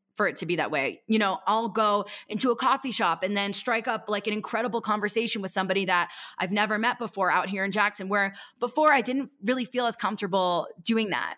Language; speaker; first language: English; native; English